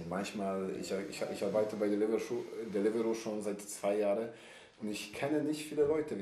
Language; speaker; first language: German; non-native, learner; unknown